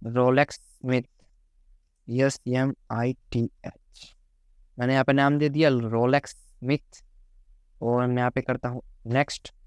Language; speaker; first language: Hindi; native; Hindi